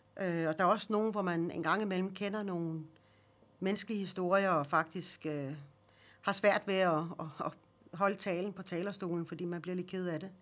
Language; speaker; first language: Danish; early bilingual, other home language; Swedish